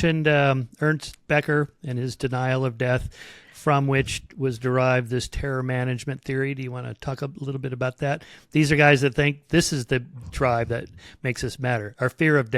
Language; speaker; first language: English; native; English